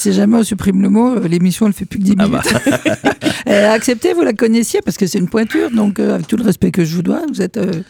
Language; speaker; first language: French; native; French